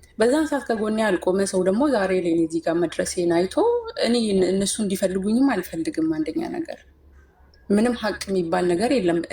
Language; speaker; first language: Amharic; native; Amharic